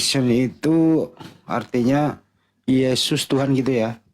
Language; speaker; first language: Indonesian; native; Indonesian